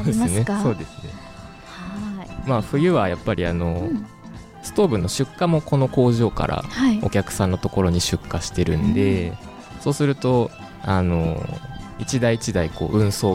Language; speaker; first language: Japanese; native; Japanese